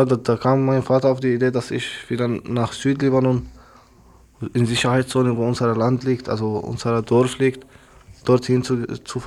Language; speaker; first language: German; non-native, learner; Arabic